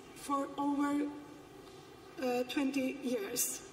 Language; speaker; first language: English; non-native, fluent; Macedonian